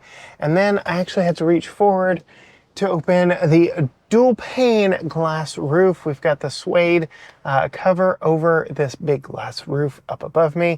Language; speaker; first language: English; native; English